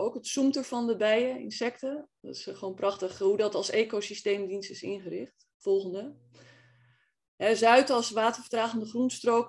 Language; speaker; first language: Dutch; native; Dutch